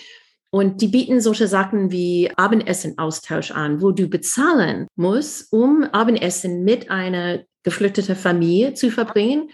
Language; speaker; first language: German; non-native, fluent; English